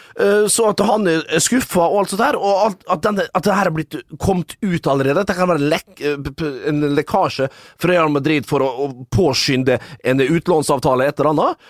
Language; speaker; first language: Norwegian; native; Norwegian